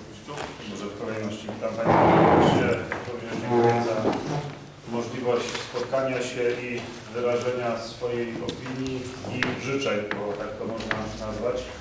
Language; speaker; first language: Polish; native; Polish